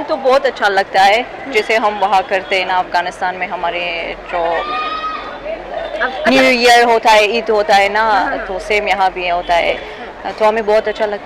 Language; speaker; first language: Hindi; non-native, fluent; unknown